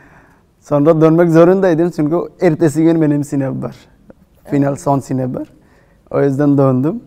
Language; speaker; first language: Turkish; non-native, fluent; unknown